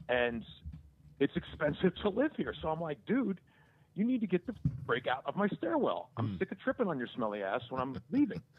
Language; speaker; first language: English; native; English